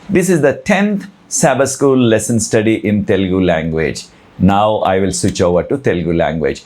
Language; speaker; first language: English; non-native, local second language; Telugu